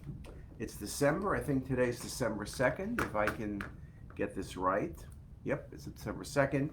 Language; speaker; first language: English; native; English